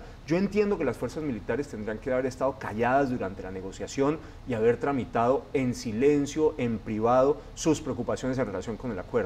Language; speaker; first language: Spanish; native; Spanish